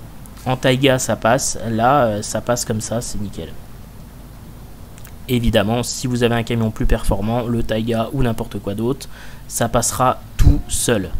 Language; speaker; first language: French; native; French